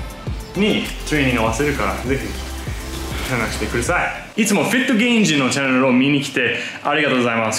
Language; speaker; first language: Japanese; non-native, fluent; English